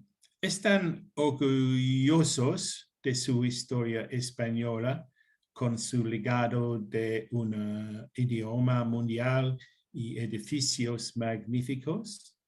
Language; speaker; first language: Spanish; non-native, learner; English